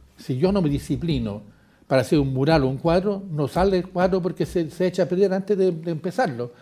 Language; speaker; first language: Spanish; native; Spanish